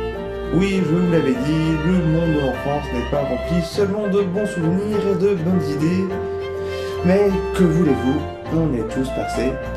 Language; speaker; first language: French; native; French